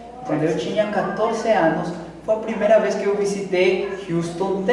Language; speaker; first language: Portuguese; non-native, fluent; Spanish